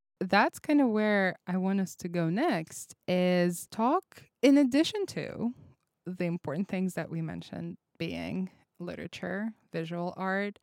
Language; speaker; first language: English; non-native, fluent; Russian